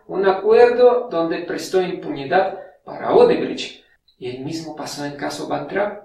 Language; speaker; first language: Spanish; non-native, fluent; Russian